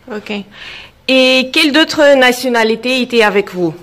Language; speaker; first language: French; non-native, fluent; Russian